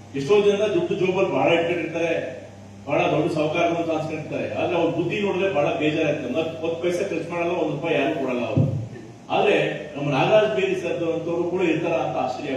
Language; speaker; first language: Kannada; native; Kannada